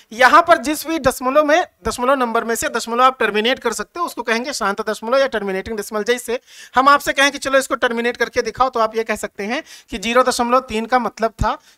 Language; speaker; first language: Hindi; native; Hindi